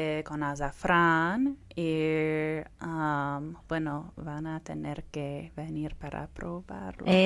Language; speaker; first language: Spanish; non-native, fluent; English